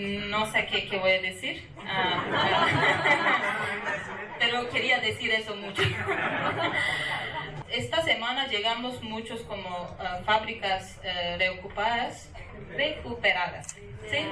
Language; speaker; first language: Spanish; non-native, learner; Kurdish